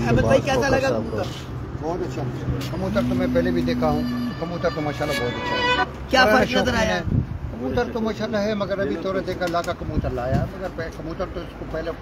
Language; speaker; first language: Hindi; non-native, local second language; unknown